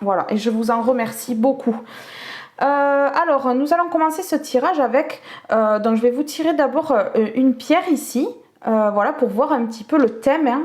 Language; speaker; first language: French; native; French